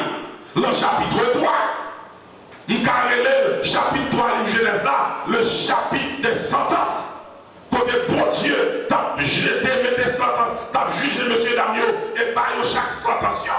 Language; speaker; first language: French; non-native, local second language; Haitian Creole